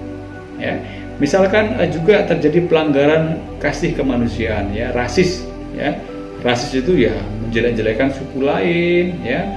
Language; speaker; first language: Indonesian; native; Indonesian